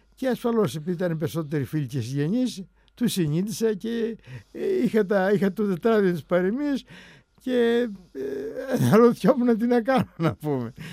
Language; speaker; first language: Greek; native; Greek